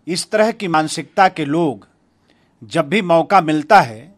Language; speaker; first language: Hindi; native; Hindi